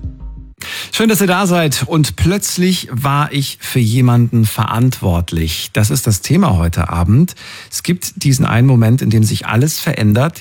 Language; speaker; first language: German; native; German